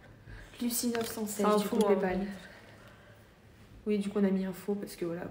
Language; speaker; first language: French; native; French